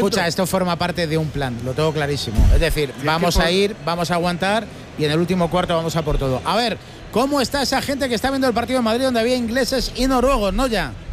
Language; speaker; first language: Spanish; native; Spanish